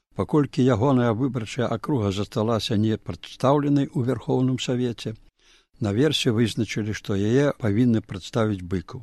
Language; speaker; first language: Belarusian; native; Belarusian